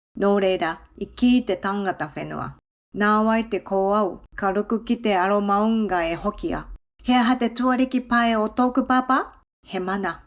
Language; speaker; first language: Māori; non-native, fluent; Japanese